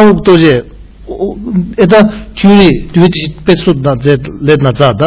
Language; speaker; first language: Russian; non-native, learner; Tibetan